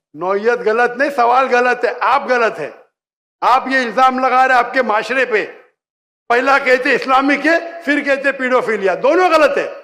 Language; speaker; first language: Urdu; non-native, local second language; Konkani